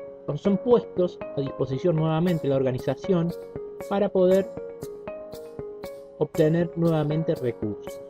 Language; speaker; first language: Spanish; native; Spanish